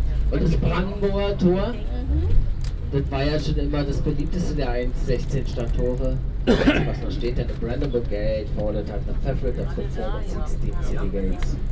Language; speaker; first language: German; native; German